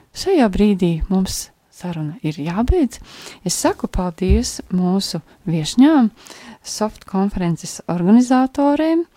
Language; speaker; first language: Latvian; native; Latvian